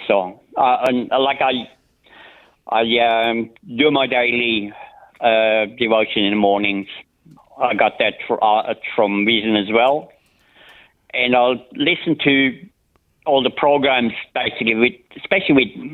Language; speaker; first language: English; non-native, fluent; German